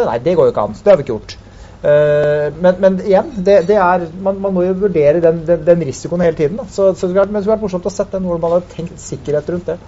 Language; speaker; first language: Norwegian; native; Norwegian